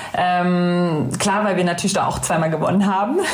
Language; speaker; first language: German; native; German